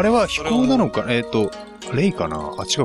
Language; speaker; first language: Japanese; native; Japanese